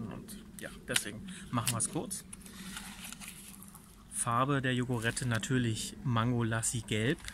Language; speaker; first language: German; native; German